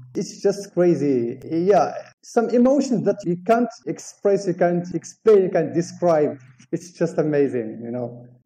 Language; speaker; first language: English; non-native, fluent; Arabic